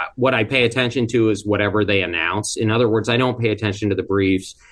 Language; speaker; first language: English; early bilingual, other home language; Hindi